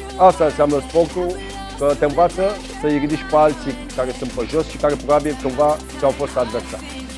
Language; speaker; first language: Romanian; early bilingual, heritage; Romanian